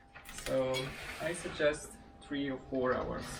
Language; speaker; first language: English; non-native, fluent; Italian